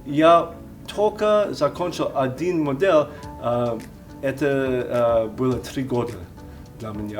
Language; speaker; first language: Russian; non-native, learner; English